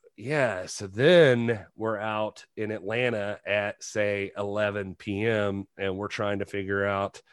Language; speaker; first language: English; native; English